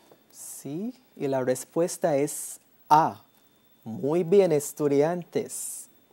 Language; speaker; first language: Spanish; non-native, fluent; English